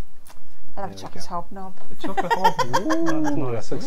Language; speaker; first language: English; native; English